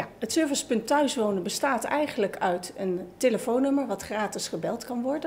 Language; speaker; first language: Dutch; native; Dutch